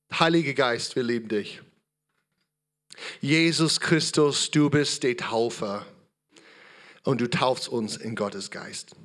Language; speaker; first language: German; non-native, learner; English